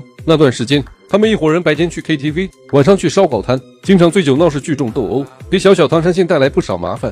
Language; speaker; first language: Chinese; native; Chinese